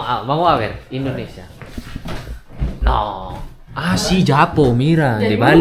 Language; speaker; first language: Spanish; non-native, fluent; Indonesian